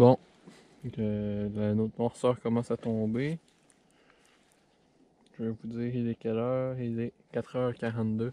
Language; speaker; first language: French; native; French